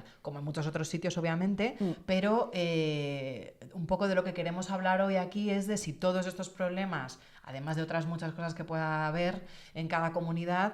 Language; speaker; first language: Spanish; native; Spanish